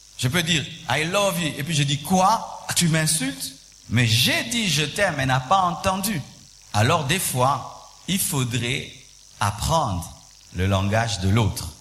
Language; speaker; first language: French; non-native, local second language; Swahili